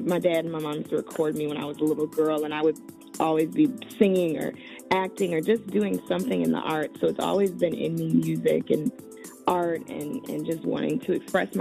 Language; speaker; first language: English; native; English